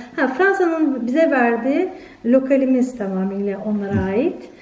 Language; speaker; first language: Turkish; early bilingual, heritage; Turkish